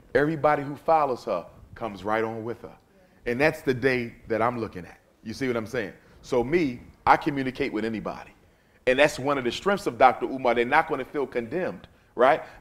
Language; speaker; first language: English; native; English